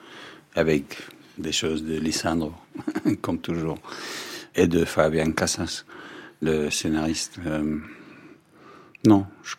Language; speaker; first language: French; non-native, fluent; Danish